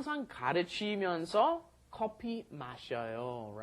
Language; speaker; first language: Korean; non-native, fluent; English